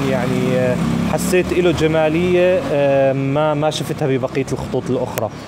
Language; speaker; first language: Arabic; native; Arabic